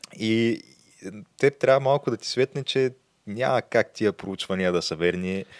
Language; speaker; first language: Bulgarian; native; Bulgarian